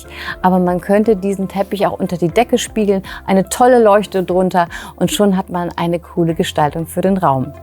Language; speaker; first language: German; native; German